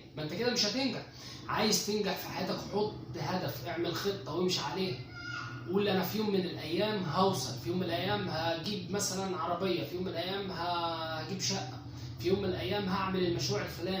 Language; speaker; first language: Arabic; native; Arabic